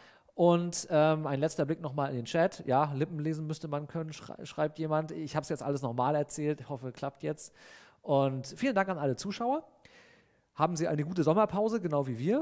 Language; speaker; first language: German; native; German